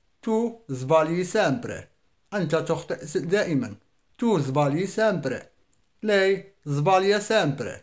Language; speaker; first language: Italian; non-native, fluent; Arabic